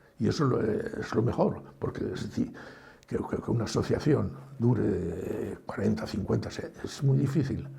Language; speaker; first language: Spanish; native; Spanish